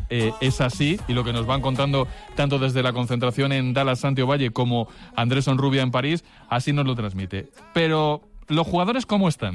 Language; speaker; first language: Spanish; native; Spanish